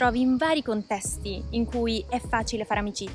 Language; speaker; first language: Italian; native; Italian